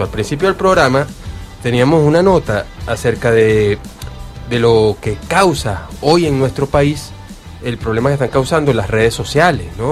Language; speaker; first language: Spanish; native; Spanish